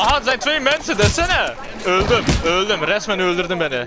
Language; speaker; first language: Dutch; early bilingual, other home language; Turkish